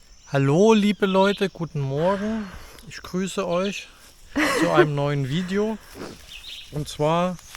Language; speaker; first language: German; native; German